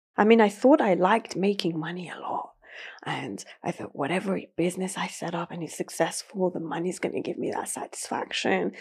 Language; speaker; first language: English; early bilingual, other home language; Persian